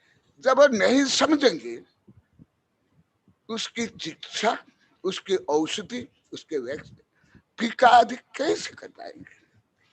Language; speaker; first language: Hindi; native; Hindi